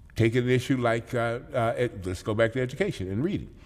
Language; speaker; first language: English; native; English